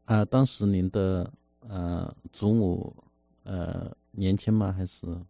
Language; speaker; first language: Chinese; native; Chinese